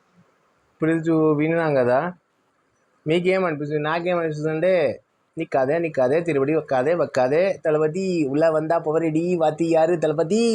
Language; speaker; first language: Telugu; non-native, learner; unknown